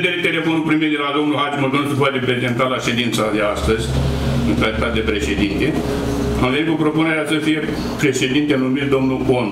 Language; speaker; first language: Romanian; native; Romanian